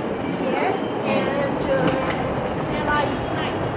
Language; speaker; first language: English; non-native, learner; Thai